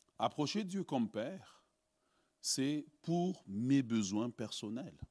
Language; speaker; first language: French; early bilingual, other home language; Lingala